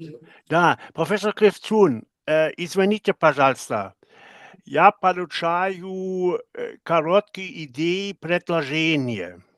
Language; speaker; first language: Russian; non-native, learner; German